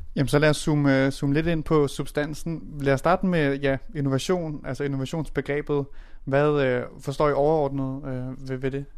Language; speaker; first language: Danish; native; Danish